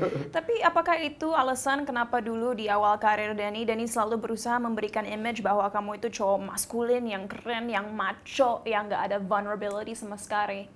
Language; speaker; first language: Indonesian; early bilingual, heritage; Indonesian